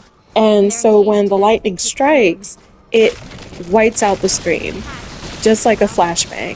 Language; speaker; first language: English; native; English